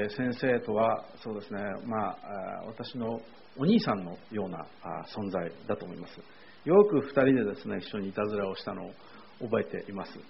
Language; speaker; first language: Japanese; native; Japanese